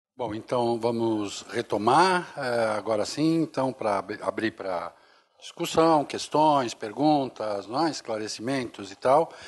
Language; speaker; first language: Portuguese; native; Portuguese